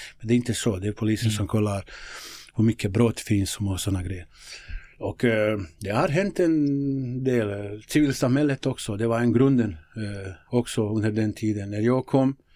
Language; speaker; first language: Swedish; non-native, fluent; Bosnian